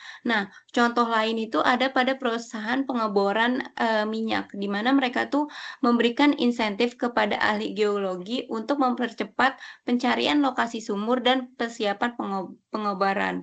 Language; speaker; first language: Indonesian; native; Indonesian